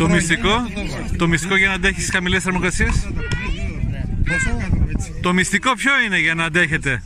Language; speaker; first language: Greek; native; Greek